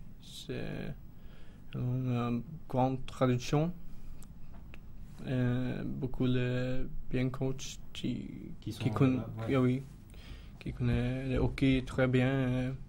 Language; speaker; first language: French; non-native, learner; Swedish